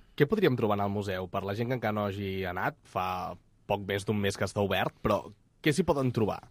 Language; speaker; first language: Catalan; native; Catalan